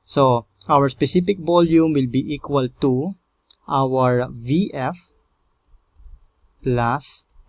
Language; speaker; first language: English; non-native, local second language; Filipino